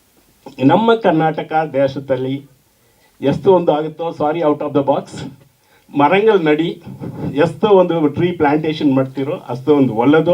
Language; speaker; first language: Kannada; non-native, fluent; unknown